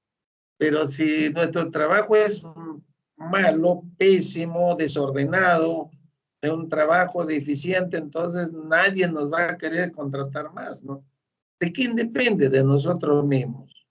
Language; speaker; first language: Spanish; native; Spanish